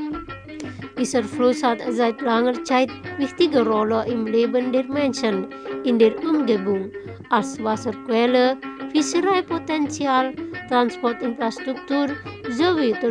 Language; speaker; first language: German; non-native, fluent; Indonesian